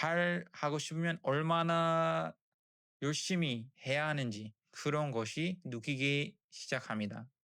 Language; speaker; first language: Korean; non-native, learner; English